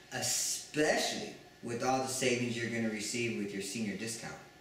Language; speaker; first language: English; early bilingual, other home language; Spanish